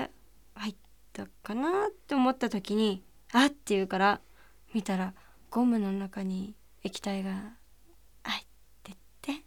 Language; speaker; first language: Japanese; native; Japanese